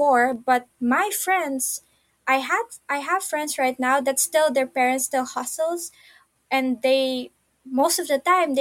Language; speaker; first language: English; non-native, local second language; Filipino